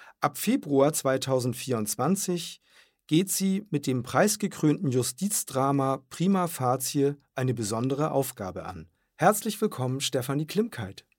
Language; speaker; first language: German; native; German